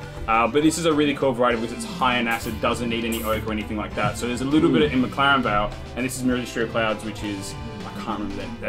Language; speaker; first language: English; native; English